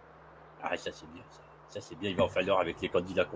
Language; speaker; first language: French; native; French